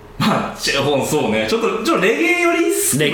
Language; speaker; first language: Japanese; native; Japanese